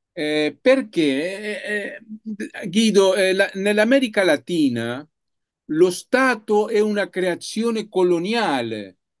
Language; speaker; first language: Italian; non-native, learner; Spanish